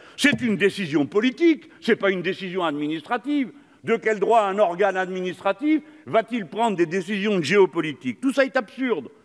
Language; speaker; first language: French; native; French